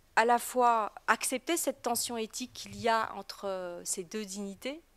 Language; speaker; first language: French; native; French